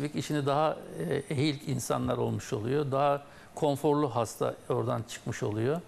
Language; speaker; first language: Turkish; native; Turkish